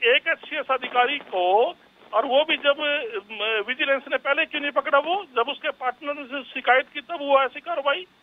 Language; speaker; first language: Hindi; native; Hindi